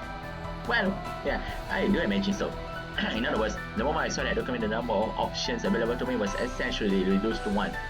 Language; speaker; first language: English; non-native, local second language; Malay